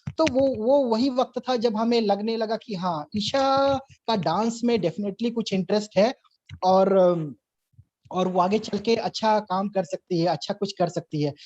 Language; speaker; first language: Hindi; native; Hindi